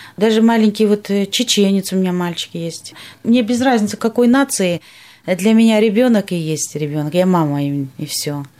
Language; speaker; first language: Russian; non-native, local second language; Kyrgyz